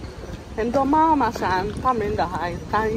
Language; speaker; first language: Chinese; non-native, fluent; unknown